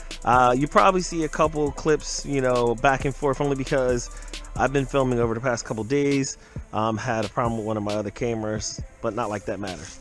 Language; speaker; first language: English; native; English